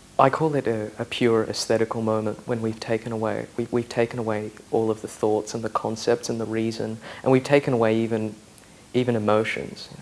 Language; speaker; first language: English; native; English